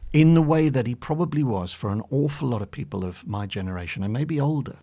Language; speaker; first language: English; native; English